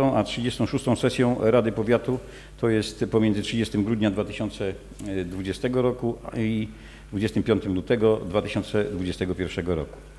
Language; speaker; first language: Polish; native; Polish